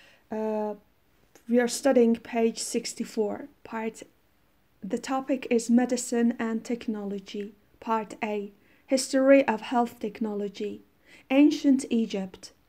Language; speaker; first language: English; non-native, fluent; Persian